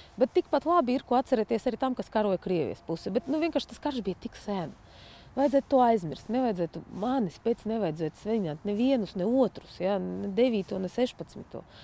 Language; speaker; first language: Latvian; non-native, fluent; Russian